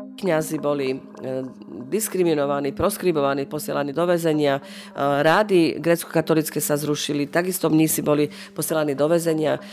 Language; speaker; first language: Slovak; non-native, local second language; Rusyn